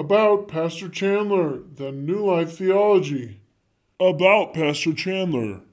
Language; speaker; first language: English; native; English